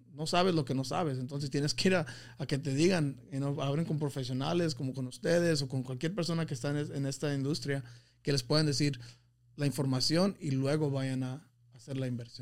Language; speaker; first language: Spanish; early bilingual, heritage; Spanish